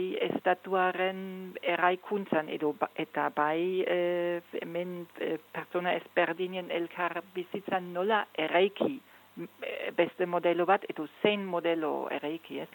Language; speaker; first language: Basque; non-native, fluent; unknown